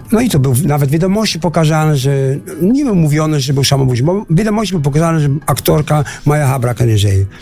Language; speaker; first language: Polish; non-native, learner; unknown